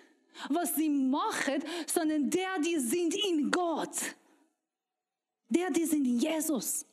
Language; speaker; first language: German; non-native, learner; Persian